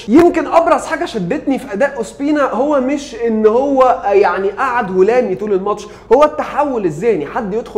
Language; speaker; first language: Arabic; native; Arabic